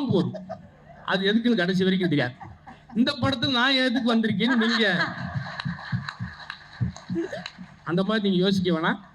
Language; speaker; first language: Tamil; native; Tamil